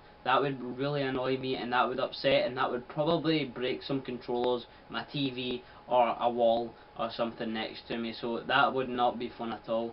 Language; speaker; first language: English; native; English